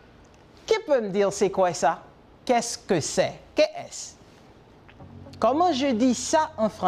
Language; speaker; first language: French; non-native, fluent; Spanish